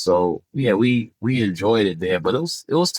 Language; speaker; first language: English; early bilingual, other home language; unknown